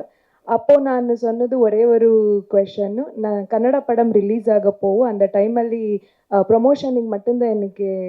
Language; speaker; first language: Tamil; non-native, learner; Kannada